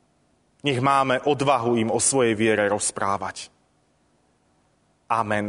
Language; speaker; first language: Slovak; native; Slovak